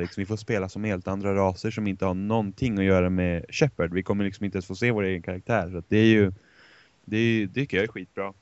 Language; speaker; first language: Swedish; native; Swedish